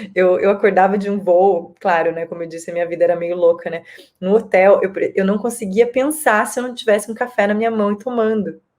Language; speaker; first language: Portuguese; native; Portuguese